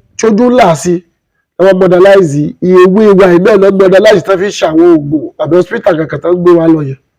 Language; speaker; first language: Yoruba; non-native, local second language; Igbo